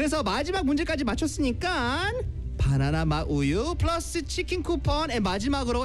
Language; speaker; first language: Korean; native; Korean